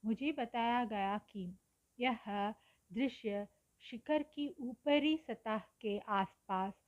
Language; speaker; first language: Hindi; non-native, local second language; Telugu